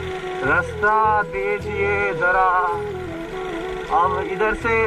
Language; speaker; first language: Hindi; non-native, learner; Nepali